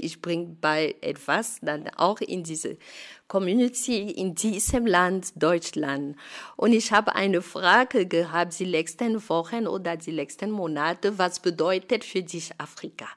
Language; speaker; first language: German; non-native, fluent; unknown